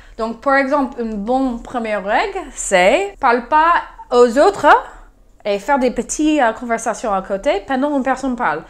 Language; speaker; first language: French; non-native, fluent; English